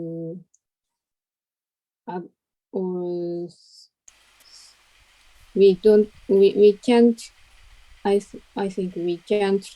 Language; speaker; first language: English; non-native, learner; Japanese